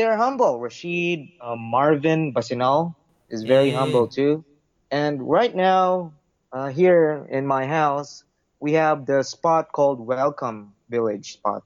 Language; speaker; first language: English; non-native, local second language; Filipino